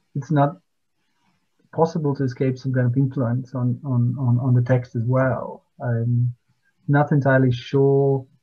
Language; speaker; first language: English; non-native, fluent; Latvian